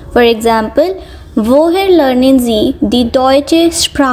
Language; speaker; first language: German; non-native, fluent; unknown